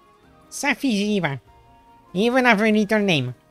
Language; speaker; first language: English; non-native, fluent; French